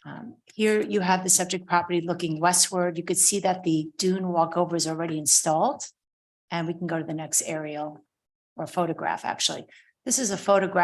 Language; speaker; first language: English; native; English